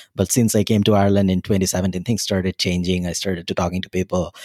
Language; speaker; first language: English; non-native, local second language; Bangla